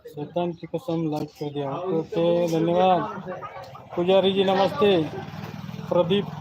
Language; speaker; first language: Hindi; non-native, local second language; Marathi